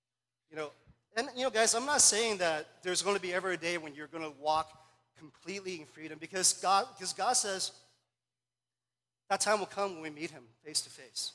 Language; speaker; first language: English; early bilingual, other home language; Chinese